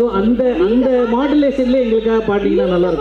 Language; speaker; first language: Tamil; native; Tamil